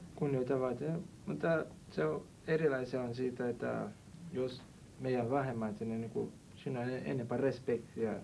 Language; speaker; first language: Finnish; non-native, learner; Portuguese